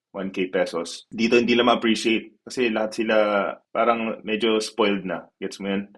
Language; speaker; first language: Filipino; early bilingual, heritage; Filipino